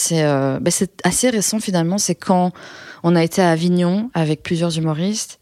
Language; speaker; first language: French; early bilingual, other home language; Persian